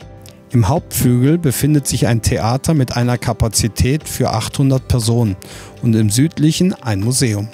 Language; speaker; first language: German; native; German